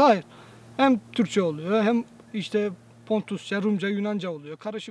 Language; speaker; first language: Turkish; native; Turkish